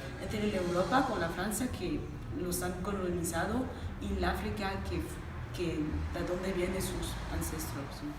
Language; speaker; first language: Spanish; non-native, fluent; French